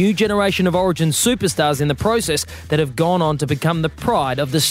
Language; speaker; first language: English; native; English